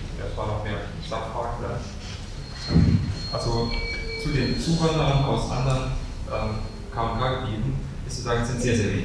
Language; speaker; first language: German; native; German